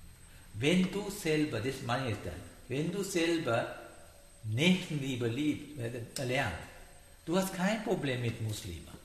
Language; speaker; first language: German; non-native, learner; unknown